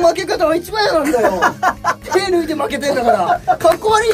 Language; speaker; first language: Japanese; native; Japanese